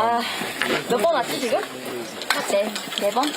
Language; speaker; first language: Korean; native; Korean